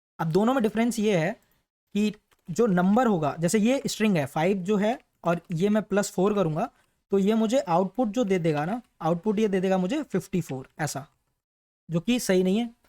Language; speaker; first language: Hindi; native; Hindi